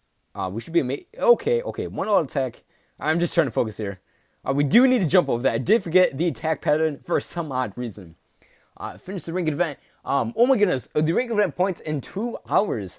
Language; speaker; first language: English; native; English